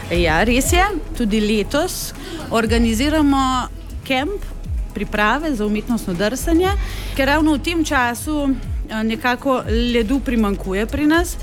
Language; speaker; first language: Slovenian; native; Slovenian